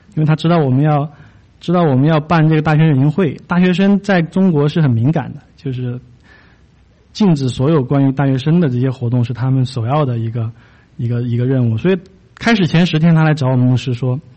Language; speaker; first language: Chinese; native; Chinese